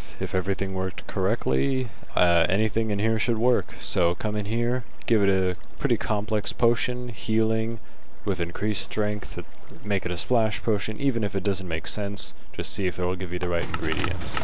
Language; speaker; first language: English; native; English